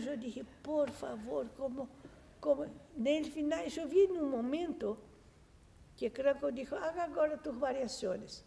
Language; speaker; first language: Spanish; non-native, fluent; Portuguese